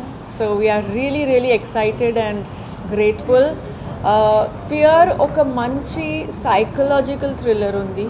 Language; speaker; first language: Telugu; non-native, fluent; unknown